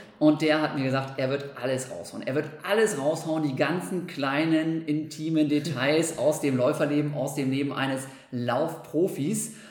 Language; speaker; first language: German; native; German